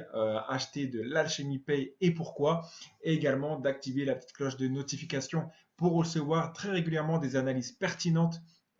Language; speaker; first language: French; native; French